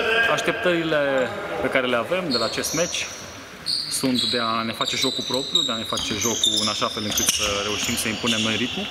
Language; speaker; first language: Romanian; native; Romanian